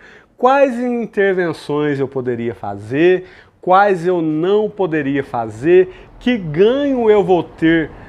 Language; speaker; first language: Portuguese; native; Portuguese